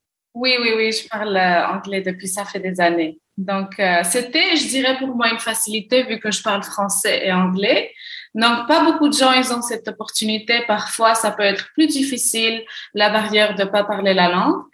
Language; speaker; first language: French; non-native, local second language; Arabic